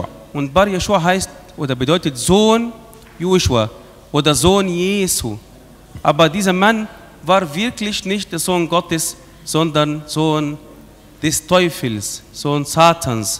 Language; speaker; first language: German; non-native, fluent; Arabic